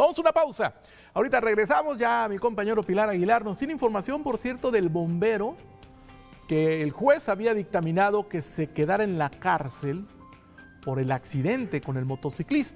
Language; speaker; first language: Spanish; native; Spanish